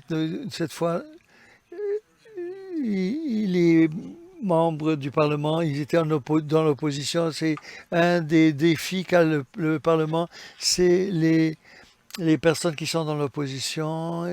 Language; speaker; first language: French; non-native, fluent; English